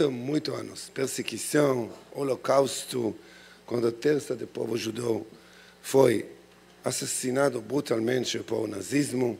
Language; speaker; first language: Portuguese; non-native, learner; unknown